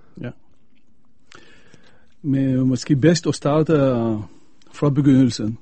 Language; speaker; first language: Danish; non-native, fluent; Arabic